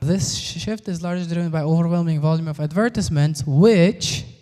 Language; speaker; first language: English; non-native, fluent; Uzbek